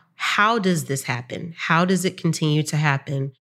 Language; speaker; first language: English; native; English